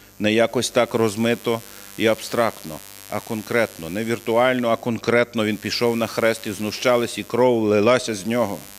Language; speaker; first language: Ukrainian; native; Ukrainian